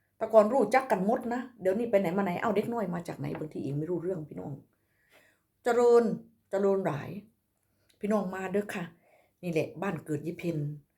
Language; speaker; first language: Thai; native; Thai